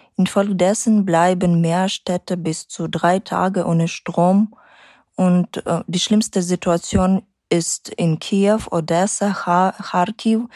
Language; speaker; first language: German; non-native, fluent; Ukrainian